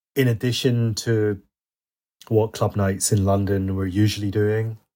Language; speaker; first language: English; native; English